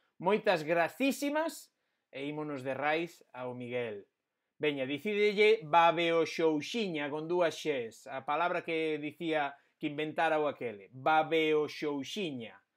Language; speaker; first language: Galician; non-native, local second language; Spanish